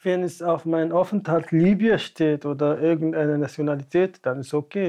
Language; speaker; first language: German; non-native, fluent; Tamasheq